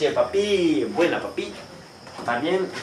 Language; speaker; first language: Spanish; non-native, learner; French